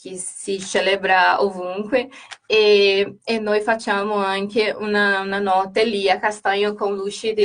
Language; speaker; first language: Italian; non-native, fluent; Portuguese